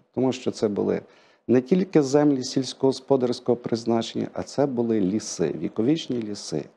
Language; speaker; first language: Ukrainian; native; Ukrainian